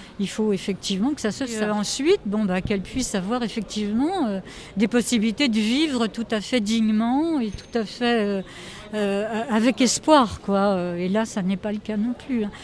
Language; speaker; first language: French; native; French